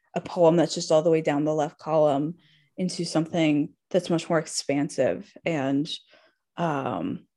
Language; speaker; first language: English; native; English